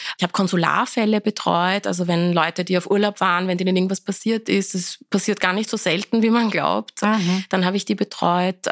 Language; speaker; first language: German; early bilingual, other home language; Persian